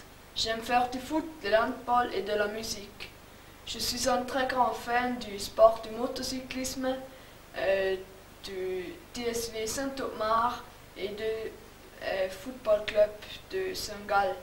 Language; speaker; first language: French; non-native, learner; German